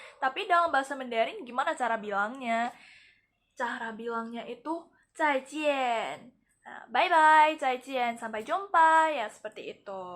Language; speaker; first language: Indonesian; native; Indonesian